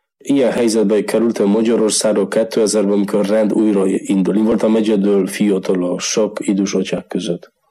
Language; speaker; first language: Hungarian; non-native, learner; Polish